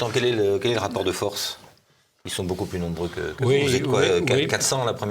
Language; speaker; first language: French; native; French